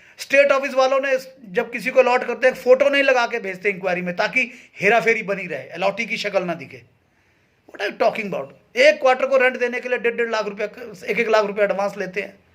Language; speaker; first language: Hindi; native; Hindi